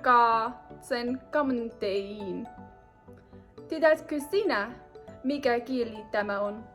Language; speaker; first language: Finnish; non-native, learner; English